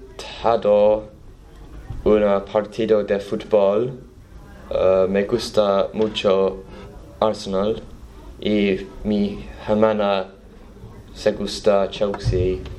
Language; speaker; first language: Spanish; non-native, learner; English